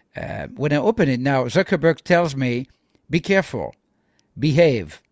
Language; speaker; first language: English; non-native, fluent; French